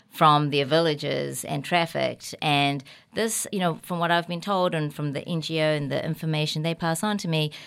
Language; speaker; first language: English; native; English